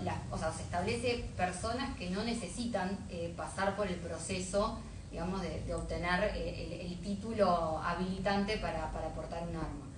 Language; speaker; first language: Spanish; native; Spanish